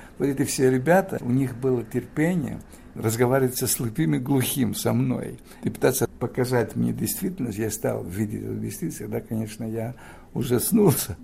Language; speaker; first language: Russian; non-native, fluent; Greek